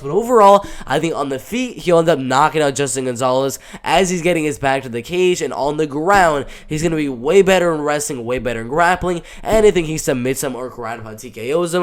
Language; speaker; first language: English; native; English